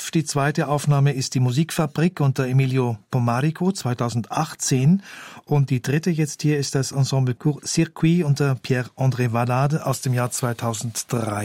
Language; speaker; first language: German; native; German